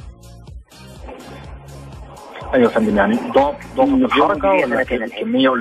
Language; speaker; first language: Arabic; native; Arabic